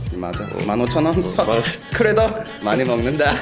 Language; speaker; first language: Korean; non-native, fluent; English